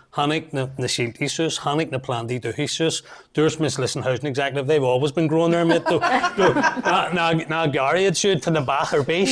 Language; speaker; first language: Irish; non-native, local second language; English